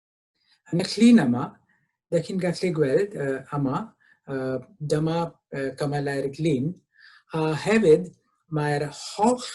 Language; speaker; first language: Welsh; non-native, fluent; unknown